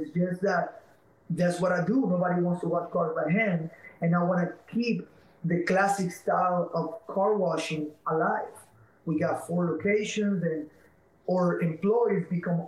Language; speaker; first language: English; non-native, fluent; Spanish